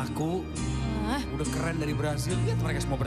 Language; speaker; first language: Indonesian; native; Indonesian